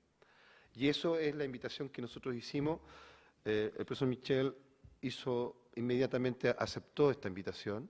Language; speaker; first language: Spanish; native; Spanish